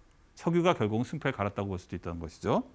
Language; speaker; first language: Korean; native; Korean